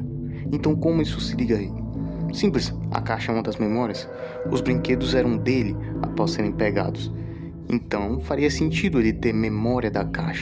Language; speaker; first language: Portuguese; native; Portuguese